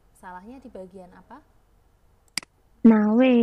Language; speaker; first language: Chinese; non-native, learner; Indonesian